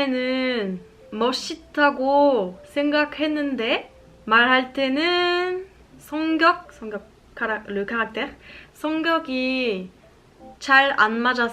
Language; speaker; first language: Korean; non-native, learner; French